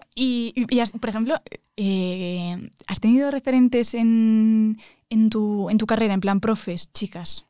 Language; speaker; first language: Spanish; native; Spanish